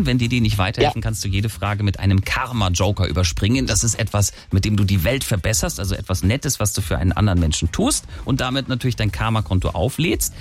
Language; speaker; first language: German; native; German